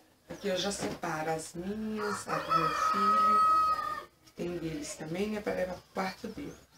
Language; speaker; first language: Portuguese; native; Portuguese